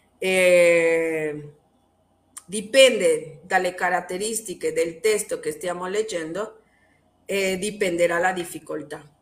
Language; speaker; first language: Italian; non-native, fluent; Spanish